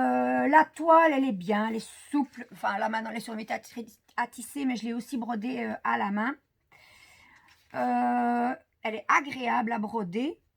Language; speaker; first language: French; native; French